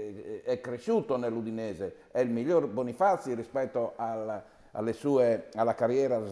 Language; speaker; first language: Italian; native; Italian